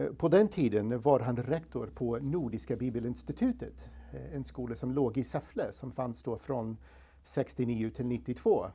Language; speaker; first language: Swedish; non-native, fluent; English